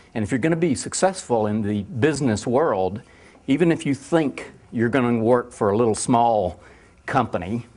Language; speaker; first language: English; native; English